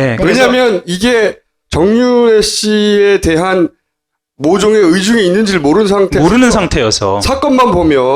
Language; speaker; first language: Korean; native; Korean